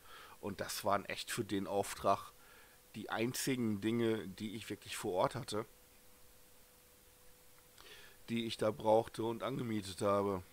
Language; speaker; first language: German; native; German